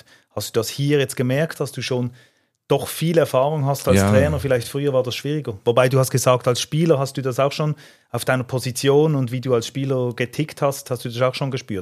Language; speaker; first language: German; native; German